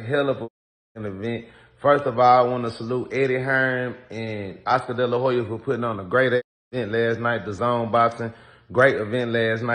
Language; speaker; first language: English; native; English